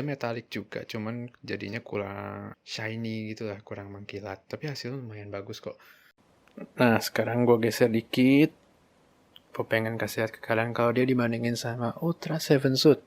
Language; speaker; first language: Indonesian; native; Indonesian